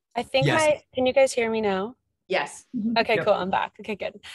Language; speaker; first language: English; native; English